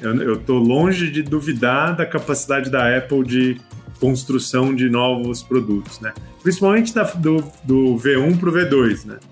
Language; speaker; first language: Portuguese; native; Portuguese